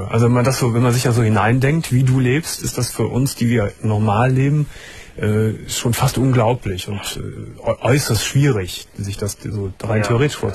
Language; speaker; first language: German; native; German